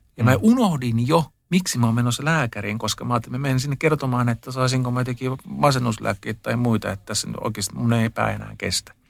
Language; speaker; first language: Finnish; early bilingual, heritage; Finnish